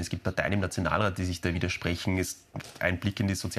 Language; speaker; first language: German; native; German